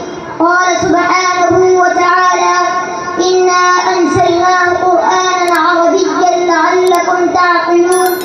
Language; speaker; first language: Arabic; non-native, learner; Urdu